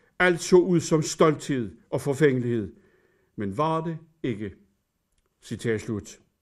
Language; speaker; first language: Danish; native; Danish